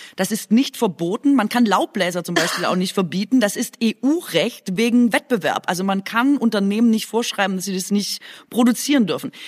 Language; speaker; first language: German; non-native, local second language; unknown